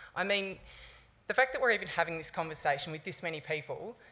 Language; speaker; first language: English; native; English